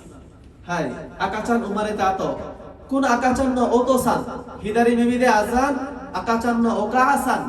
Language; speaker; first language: Japanese; non-native, learner; Bangla